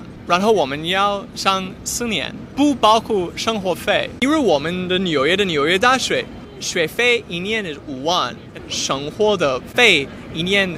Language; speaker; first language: Chinese; non-native, fluent; English